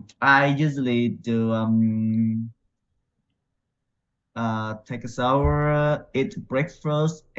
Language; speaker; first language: English; non-native, learner; Vietnamese